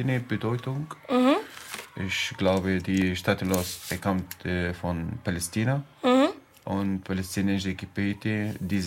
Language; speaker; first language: German; non-native, learner; Arabic